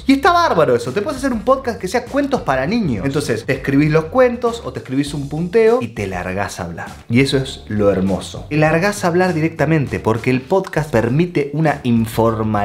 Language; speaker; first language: Spanish; native; Spanish